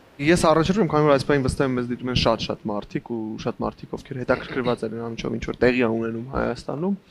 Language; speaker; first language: Armenian; native; Armenian